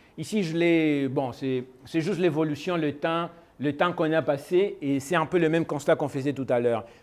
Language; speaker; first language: French; non-native, fluent; Spanish